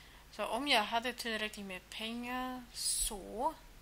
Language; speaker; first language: Swedish; non-native, learner; German